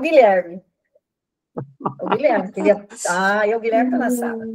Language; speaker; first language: Portuguese; native; Portuguese